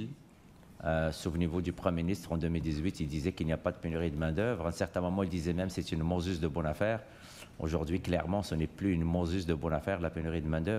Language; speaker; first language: French; native; French